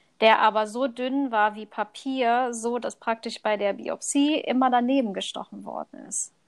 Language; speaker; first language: German; early bilingual, other home language; Thai